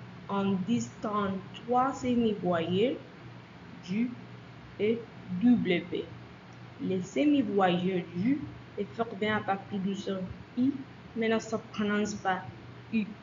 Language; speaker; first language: French; non-native, learner; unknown